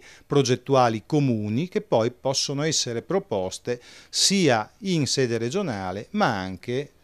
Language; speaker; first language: Italian; native; Italian